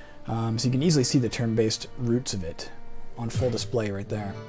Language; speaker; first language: English; native; English